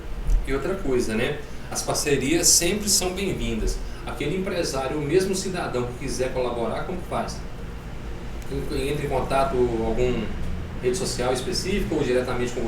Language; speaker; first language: Portuguese; native; Portuguese